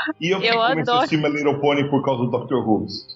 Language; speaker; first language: Portuguese; native; Portuguese